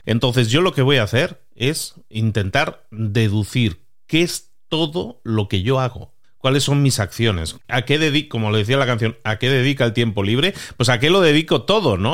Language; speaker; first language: Spanish; native; Spanish